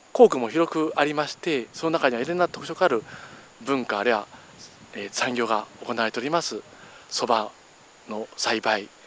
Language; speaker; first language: Japanese; native; Japanese